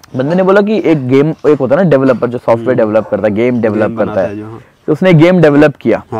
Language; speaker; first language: Hindi; native; Hindi